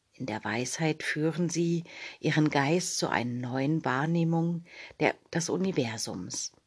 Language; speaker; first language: German; native; German